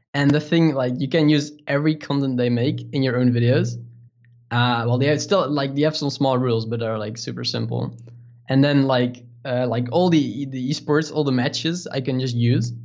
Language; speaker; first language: English; non-native, fluent; Dutch